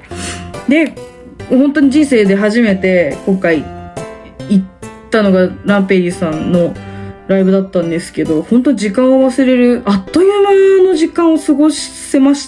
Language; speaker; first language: Japanese; native; Japanese